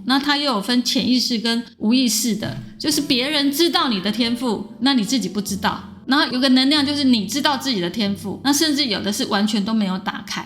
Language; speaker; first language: Chinese; native; Chinese